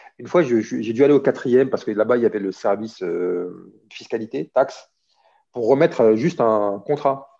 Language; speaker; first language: French; early bilingual, other home language; Arabic